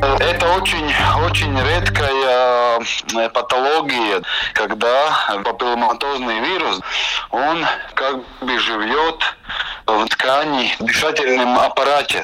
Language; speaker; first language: Russian; non-native, local second language; Latvian